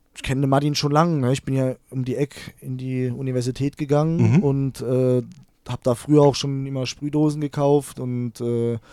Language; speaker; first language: German; native; German